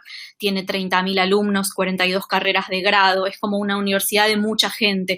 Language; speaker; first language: Spanish; native; Spanish